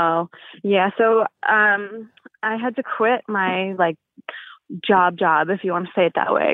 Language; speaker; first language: English; native; English